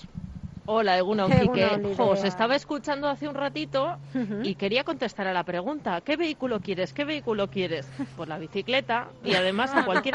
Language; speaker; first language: Spanish; native; Spanish